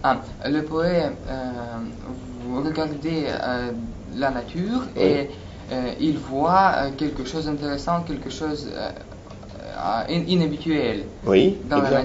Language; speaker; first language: French; non-native, learner; Russian